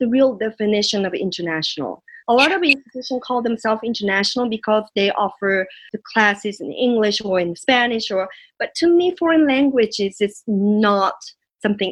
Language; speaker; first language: English; non-native, fluent; Japanese